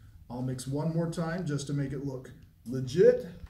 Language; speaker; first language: English; native; English